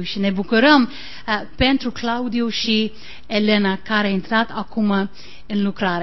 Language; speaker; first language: Romanian; non-native, learner; English